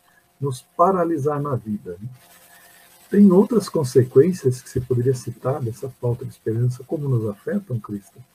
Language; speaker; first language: Portuguese; native; Portuguese